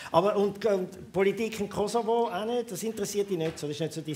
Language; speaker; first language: German; native; German